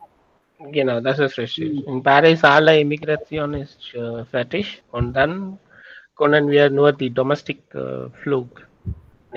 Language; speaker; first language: German; non-native, learner; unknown